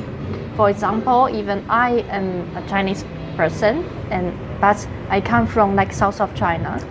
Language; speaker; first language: English; non-native, fluent; Chinese